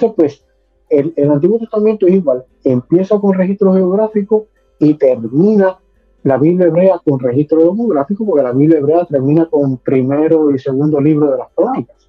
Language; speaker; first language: Spanish; native; Spanish